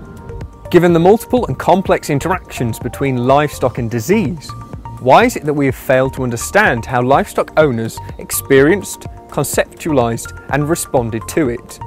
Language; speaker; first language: English; native; English